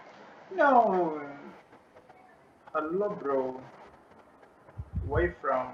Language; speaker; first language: English; non-native, learner; Malayalam